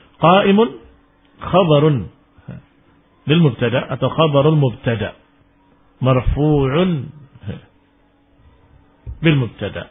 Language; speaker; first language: Arabic; non-native, fluent; Indonesian